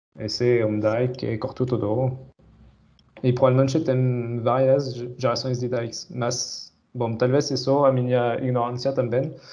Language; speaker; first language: Portuguese; non-native, fluent; French